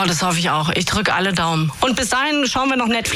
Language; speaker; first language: German; native; German